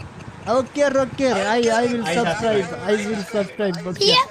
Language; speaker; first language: English; non-native, learner; Sinhala